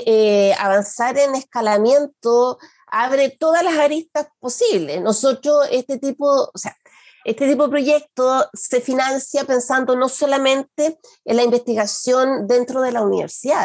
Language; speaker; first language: Spanish; native; Spanish